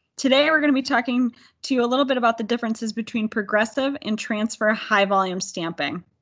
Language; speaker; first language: English; native; English